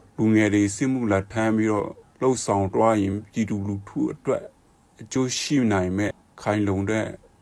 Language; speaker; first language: Burmese; non-native, local second language; Shan